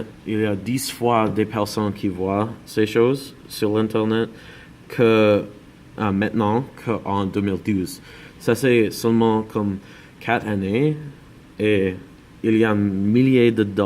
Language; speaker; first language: French; non-native, learner; English